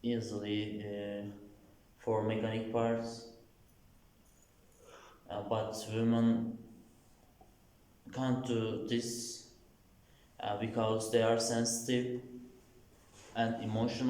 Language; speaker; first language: English; non-native, learner; Turkish